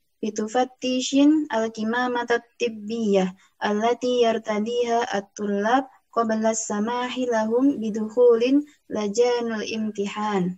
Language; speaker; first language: Arabic; non-native, learner; Indonesian